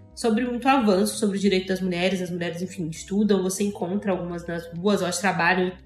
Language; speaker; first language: Portuguese; native; Portuguese